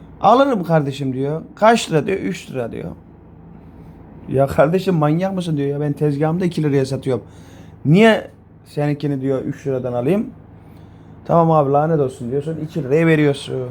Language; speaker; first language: Turkish; native; Turkish